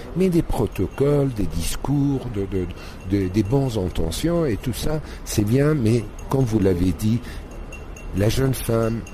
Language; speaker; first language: French; non-native, fluent; Arabic